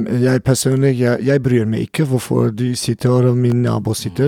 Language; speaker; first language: Norwegian; non-native, learner; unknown